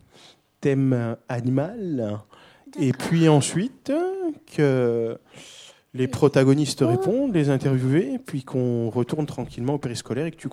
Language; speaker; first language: French; native; French